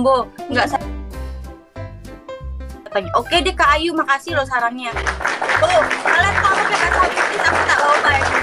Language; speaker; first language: Indonesian; native; Indonesian